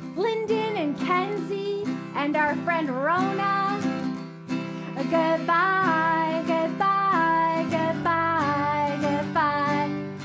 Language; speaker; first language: English; native; English